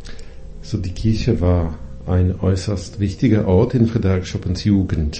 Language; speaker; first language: German; non-native, fluent; Polish